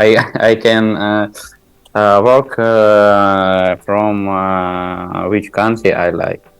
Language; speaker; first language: English; non-native, learner; Tajik